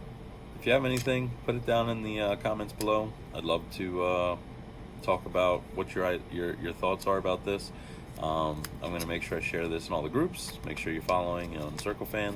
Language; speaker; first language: English; native; English